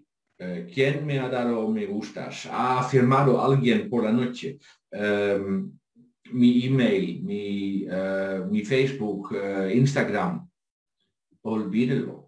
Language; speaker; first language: Spanish; non-native, fluent; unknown